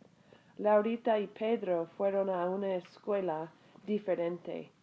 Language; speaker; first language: Spanish; non-native, fluent; English